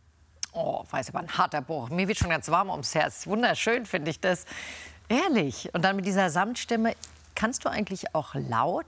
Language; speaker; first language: German; native; German